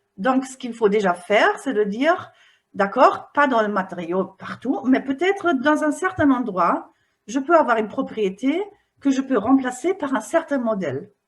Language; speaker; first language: French; non-native, fluent; German